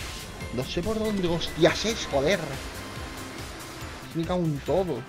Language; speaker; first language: Spanish; native; Spanish